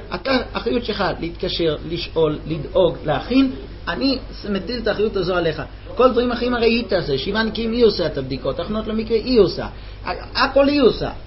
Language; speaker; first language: Hebrew; non-native, fluent; English